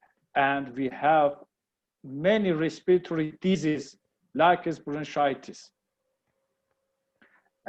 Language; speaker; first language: English; non-native, learner; Persian